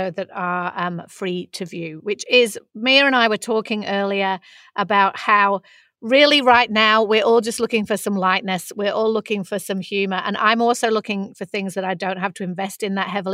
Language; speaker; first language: English; native; English